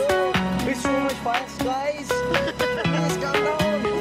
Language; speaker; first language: English; non-native, learner; Urdu